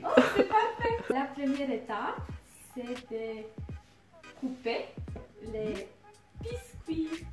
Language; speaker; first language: French; non-native, learner; Romanian